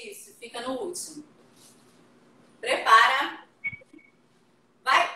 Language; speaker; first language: Portuguese; native; Portuguese